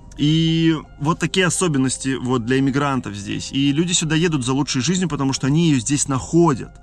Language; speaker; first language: Russian; native; Russian